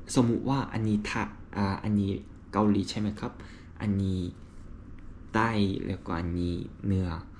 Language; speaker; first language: Thai; non-native, learner; Korean